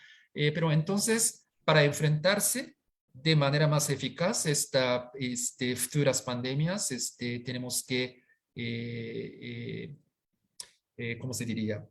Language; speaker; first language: Spanish; non-native, fluent; Japanese